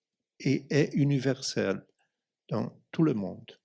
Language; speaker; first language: French; non-native, fluent; Italian